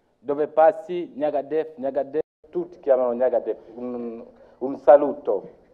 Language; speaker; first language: Italian; non-native, learner; Luo (Kenya and Tanzania)